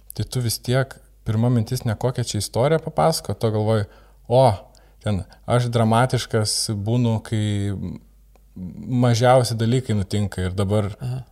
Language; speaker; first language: Lithuanian; native; Lithuanian